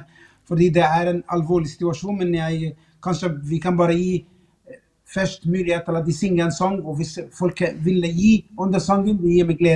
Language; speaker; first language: Swedish; non-native, fluent; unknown